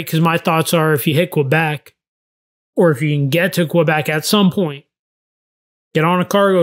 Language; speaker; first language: English; native; English